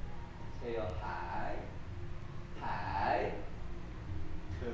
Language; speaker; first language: Vietnamese; non-native, learner; Korean